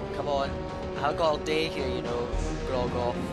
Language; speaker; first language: English; native; English